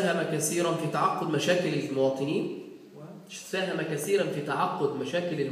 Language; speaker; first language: Arabic; native; Arabic